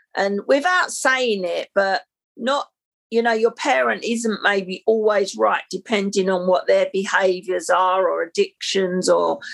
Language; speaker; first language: English; native; English